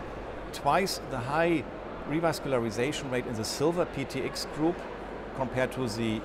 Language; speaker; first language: English; non-native, fluent; German